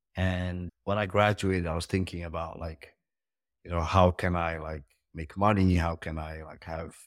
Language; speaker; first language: English; early bilingual, heritage; Dutch